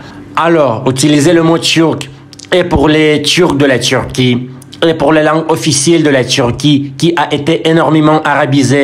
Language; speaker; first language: French; non-native, fluent; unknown